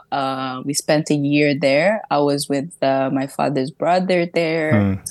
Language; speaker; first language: English; early bilingual, other home language; French